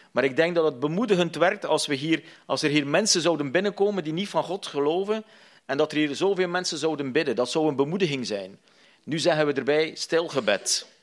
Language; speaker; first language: Dutch; native; Dutch